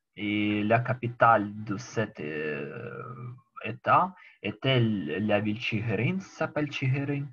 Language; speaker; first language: French; non-native, learner; Ukrainian